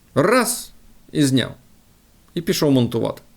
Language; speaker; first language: Ukrainian; non-native, local second language; Russian